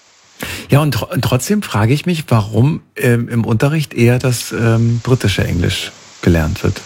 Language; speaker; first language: German; native; German